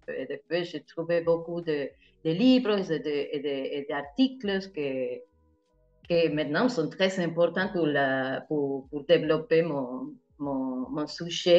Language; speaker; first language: French; non-native, fluent; Spanish